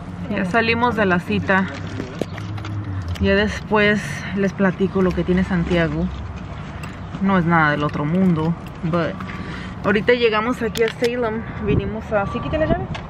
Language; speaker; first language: Spanish; early bilingual, heritage; Spanish